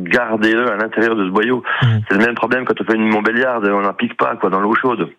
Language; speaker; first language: French; native; French